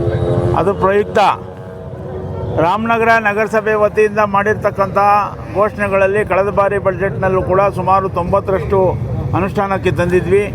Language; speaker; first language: Kannada; native; Kannada